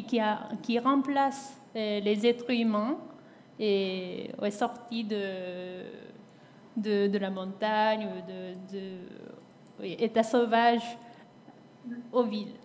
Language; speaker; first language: French; non-native, fluent; Japanese